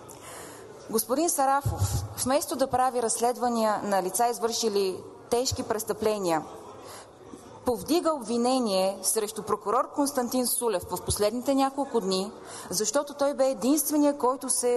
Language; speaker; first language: Bulgarian; native; Bulgarian